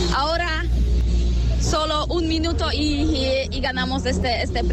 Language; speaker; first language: Spanish; non-native, learner; Polish